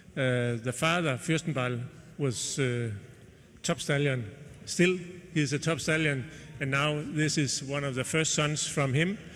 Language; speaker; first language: English; non-native, fluent; Danish